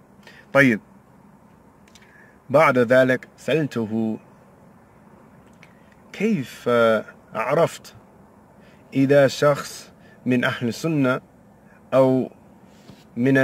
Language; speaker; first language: Arabic; non-native, learner; English